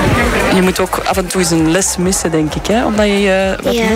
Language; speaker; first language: Dutch; native; Dutch